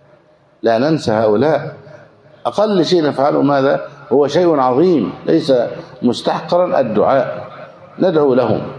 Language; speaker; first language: Arabic; native; Arabic